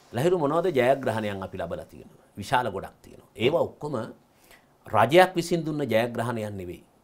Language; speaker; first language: Sinhala; native; Sinhala